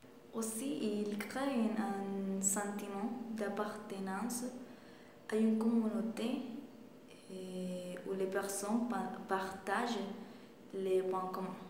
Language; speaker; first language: French; non-native, fluent; Spanish